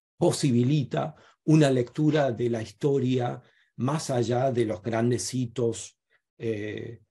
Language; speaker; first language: Spanish; non-native, fluent; German